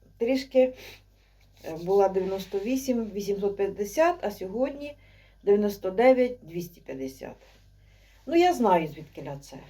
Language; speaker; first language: Ukrainian; non-native, local second language; Russian